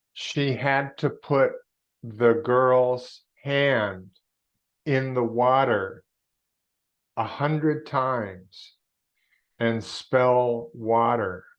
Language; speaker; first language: English; non-native, fluent; Vietnamese